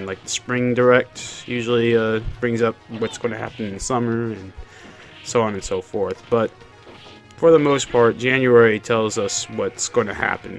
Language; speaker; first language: English; native; English